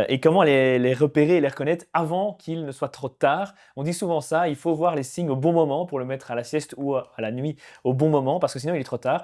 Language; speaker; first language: French; native; French